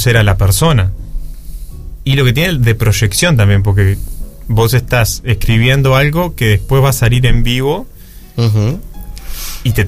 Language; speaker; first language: Spanish; native; Spanish